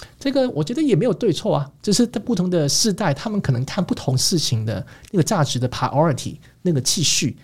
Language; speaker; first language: Chinese; non-native, local second language; Cantonese